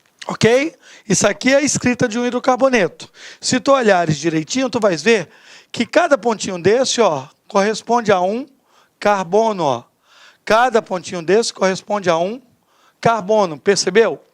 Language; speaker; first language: Portuguese; native; Portuguese